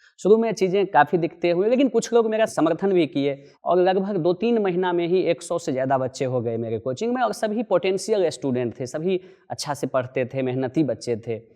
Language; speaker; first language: Hindi; non-native, local second language; Maithili